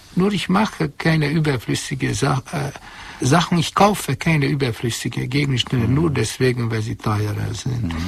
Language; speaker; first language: German; non-native, fluent; Hungarian